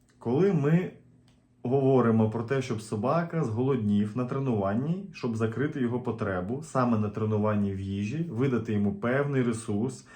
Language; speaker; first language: Ukrainian; native; Ukrainian